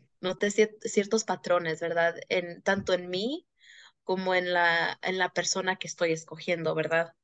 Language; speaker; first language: Spanish; early bilingual, heritage; Spanish